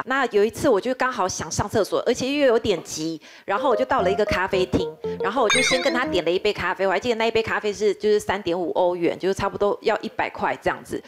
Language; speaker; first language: Chinese; native; Chinese